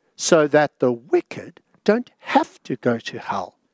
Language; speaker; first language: English; native; English